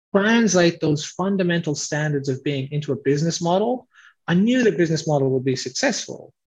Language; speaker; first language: English; native; English